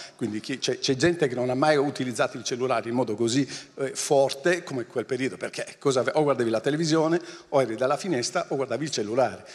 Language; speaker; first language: Italian; native; Italian